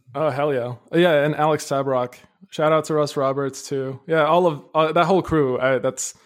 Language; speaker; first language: English; early bilingual, other home language; Arabic